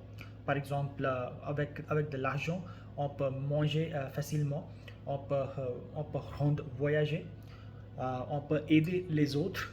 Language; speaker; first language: French; non-native, learner; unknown